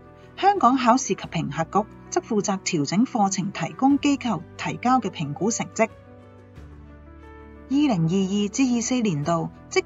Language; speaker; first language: Chinese; non-native, local second language; Cantonese